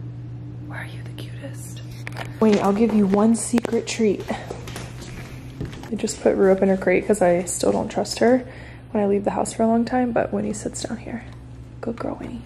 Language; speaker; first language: English; native; English